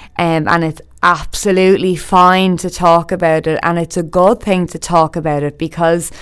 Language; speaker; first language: English; native; English